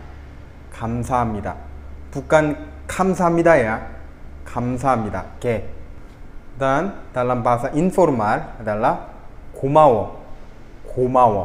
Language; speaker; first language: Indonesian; non-native, fluent; Korean